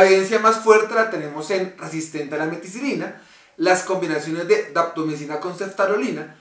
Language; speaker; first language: Spanish; native; Spanish